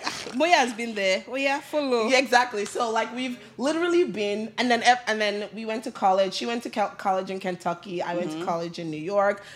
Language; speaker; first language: English; non-native, local second language; Yoruba